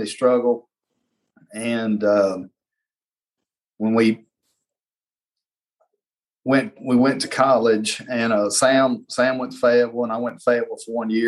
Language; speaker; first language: English; native; English